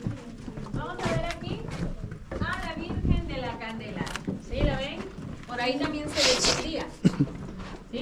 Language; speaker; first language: Spanish; native; Spanish